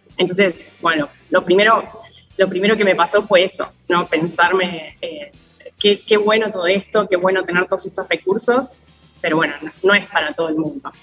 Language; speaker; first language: Spanish; native; Spanish